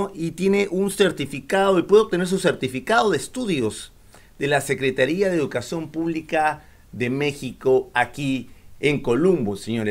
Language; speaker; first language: Spanish; native; Spanish